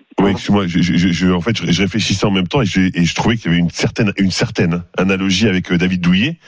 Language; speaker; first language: French; native; French